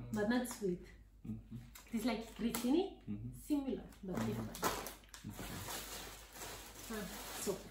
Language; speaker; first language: English; non-native, learner; Italian